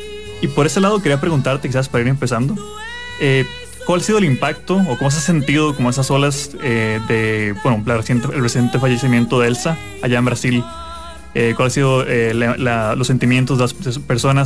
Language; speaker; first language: Spanish; native; Spanish